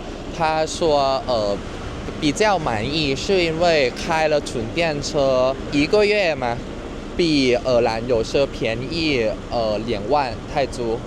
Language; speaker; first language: Chinese; non-native, fluent; Thai